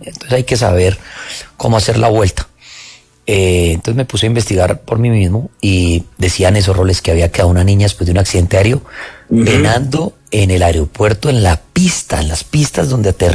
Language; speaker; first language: Spanish; native; Spanish